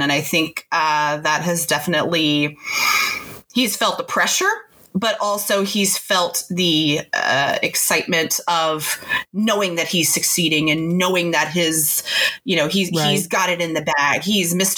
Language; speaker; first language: English; native; English